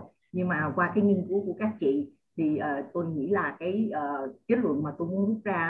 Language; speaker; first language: Vietnamese; native; Vietnamese